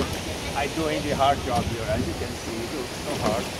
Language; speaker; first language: English; non-native, fluent; Portuguese